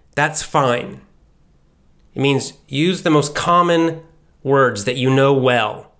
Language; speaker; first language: English; native; English